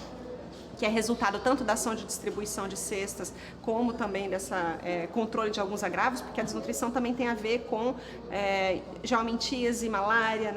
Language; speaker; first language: Portuguese; native; Portuguese